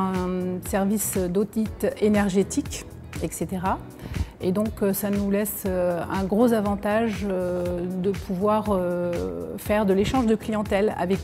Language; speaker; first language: French; native; French